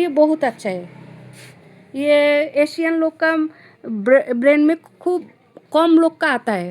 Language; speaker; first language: Hindi; non-native, learner; Bangla